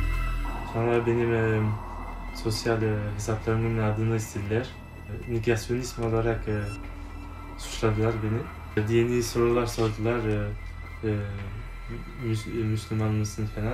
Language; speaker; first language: Turkish; early bilingual, heritage; Turkish